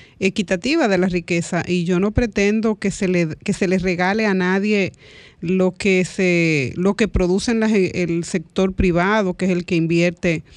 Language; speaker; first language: Spanish; native; Spanish